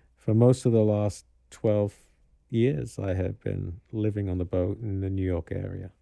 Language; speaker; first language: English; native; English